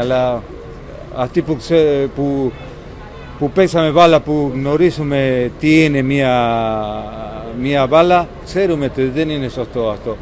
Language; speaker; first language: Greek; non-native, learner; Spanish